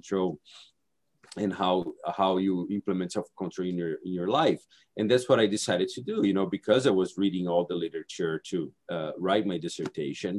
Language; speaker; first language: English; non-native, fluent; Portuguese